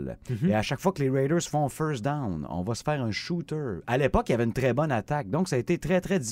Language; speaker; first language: French; native; French